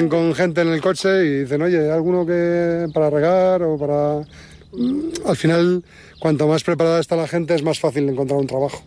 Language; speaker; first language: Spanish; native; Spanish